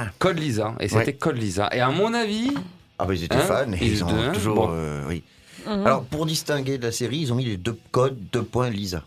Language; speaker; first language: French; native; French